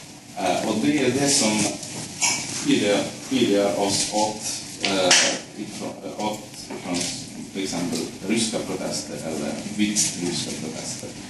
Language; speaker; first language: Swedish; non-native, fluent; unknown